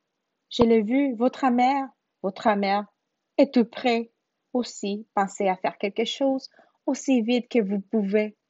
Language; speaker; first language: French; non-native, learner; Spanish